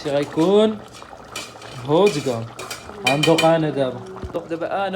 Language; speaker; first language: Arabic; native; Arabic